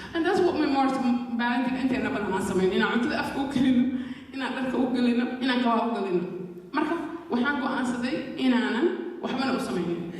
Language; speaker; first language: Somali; native; Somali